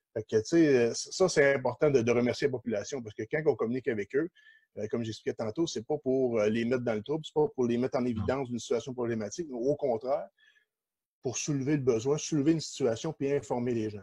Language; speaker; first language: French; native; French